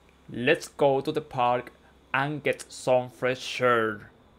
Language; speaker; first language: English; non-native, learner; Spanish